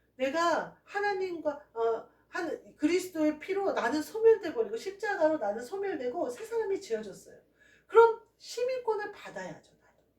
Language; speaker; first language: Korean; native; Korean